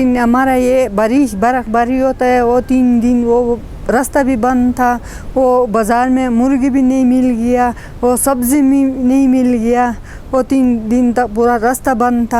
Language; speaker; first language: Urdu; non-native, local second language; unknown